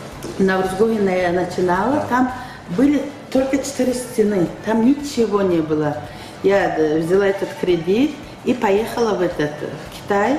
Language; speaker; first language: Russian; non-native, local second language; Tajik